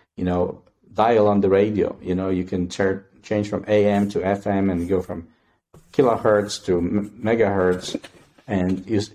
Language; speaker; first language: English; non-native, fluent; Polish